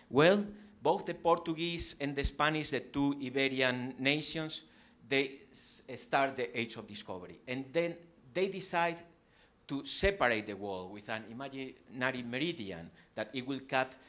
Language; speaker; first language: English; non-native, fluent; Spanish